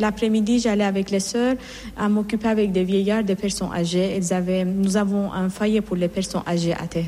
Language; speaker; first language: French; non-native, fluent; Assyrian Neo-Aramaic